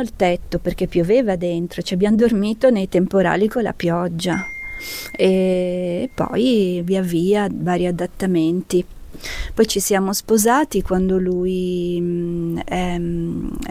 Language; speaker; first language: Italian; native; Italian